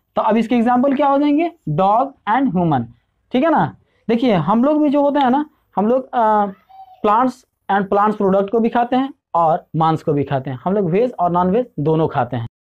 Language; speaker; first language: Hindi; native; Hindi